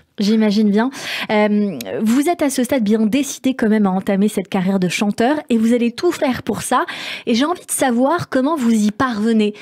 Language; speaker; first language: French; native; French